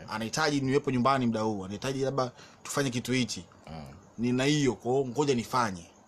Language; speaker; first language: Swahili; native; Swahili